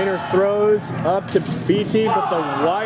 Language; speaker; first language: English; native; English